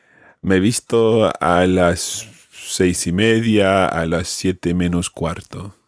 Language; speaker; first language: Spanish; non-native, fluent; English